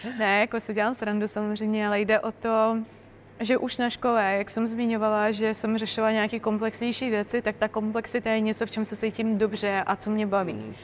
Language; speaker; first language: Czech; non-native, fluent; Russian